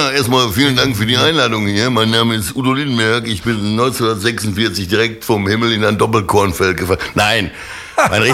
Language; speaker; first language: German; native; German